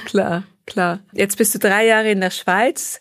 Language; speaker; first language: German; native; German